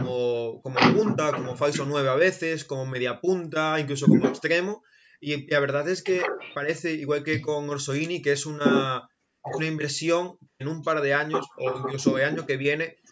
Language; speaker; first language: Spanish; native; Spanish